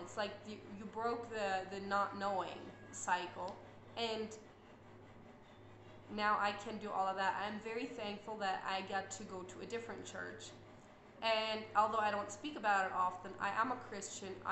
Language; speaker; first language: English; early bilingual, other home language; Plautdietsch